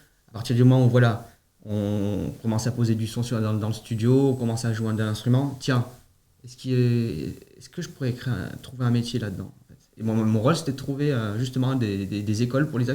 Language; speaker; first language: French; native; French